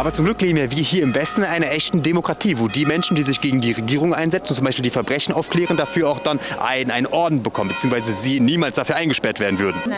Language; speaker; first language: German; native; German